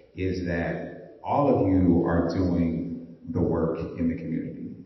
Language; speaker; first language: English; native; English